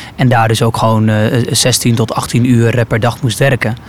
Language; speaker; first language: Dutch; early bilingual, other home language; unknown